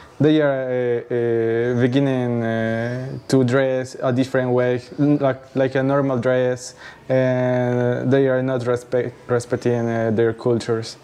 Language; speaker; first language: English; non-native, learner; Spanish